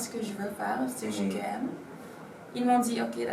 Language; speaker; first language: French; non-native, local second language; Spanish